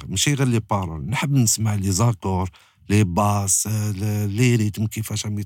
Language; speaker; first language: French; non-native, local second language; Arabic